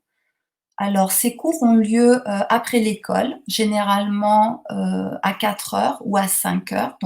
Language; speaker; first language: French; native; French